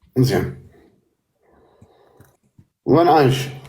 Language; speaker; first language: Arabic; native; Arabic